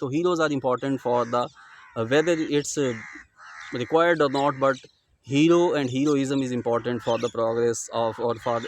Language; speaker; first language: English; non-native, local second language; Urdu